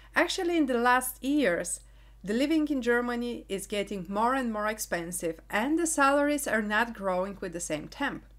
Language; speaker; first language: English; non-native, fluent; Bulgarian